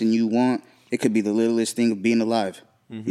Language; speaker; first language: English; native; English